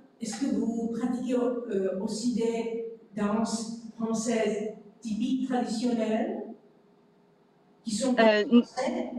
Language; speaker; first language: French; non-native, learner; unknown